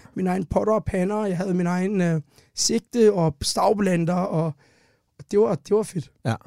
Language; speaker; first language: Danish; early bilingual, other home language; Turkish